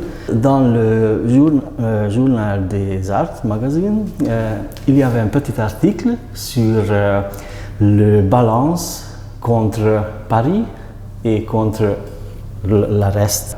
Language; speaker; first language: French; non-native, learner; Hungarian